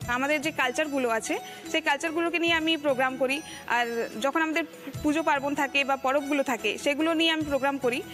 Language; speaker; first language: Bangla; non-native, local second language; Santali